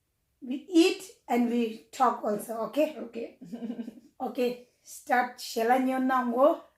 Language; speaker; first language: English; non-native, learner; Tibetan